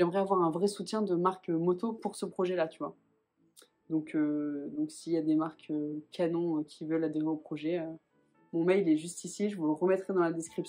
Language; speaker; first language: French; native; French